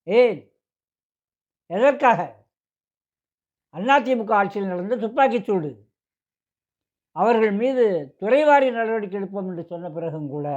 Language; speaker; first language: Tamil; native; Tamil